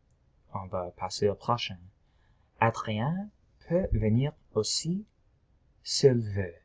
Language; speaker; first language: French; non-native, local second language; English